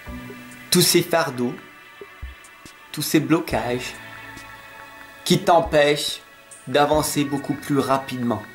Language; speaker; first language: French; native; French